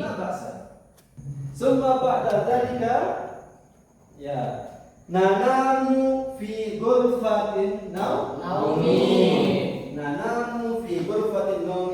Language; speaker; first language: Arabic; non-native, fluent; Indonesian